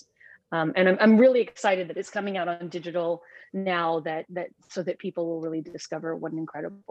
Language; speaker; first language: English; native; English